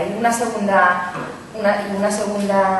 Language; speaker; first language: Spanish; native; Spanish